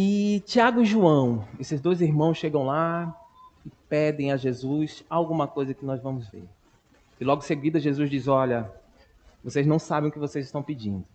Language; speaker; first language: Portuguese; native; Portuguese